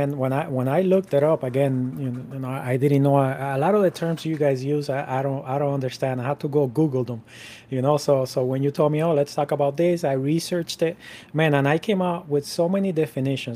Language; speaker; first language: English; non-native, fluent; Spanish